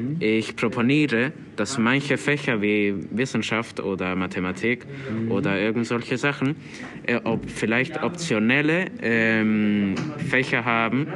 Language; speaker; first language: German; non-native, learner; Spanish